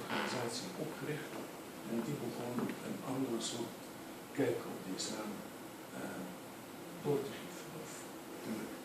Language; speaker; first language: Dutch; non-native, fluent; Arabic